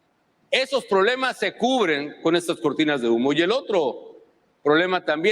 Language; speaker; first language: Spanish; native; Spanish